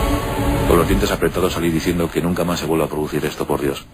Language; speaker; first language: Spanish; native; Spanish